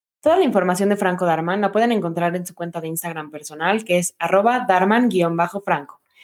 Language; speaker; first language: Spanish; native; Spanish